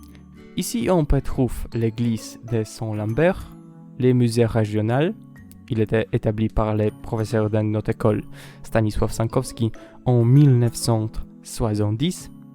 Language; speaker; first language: French; non-native, learner; Polish